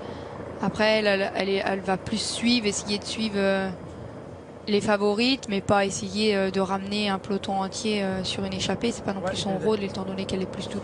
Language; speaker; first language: French; native; French